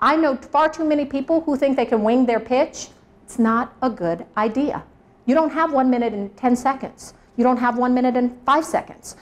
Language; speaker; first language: English; native; English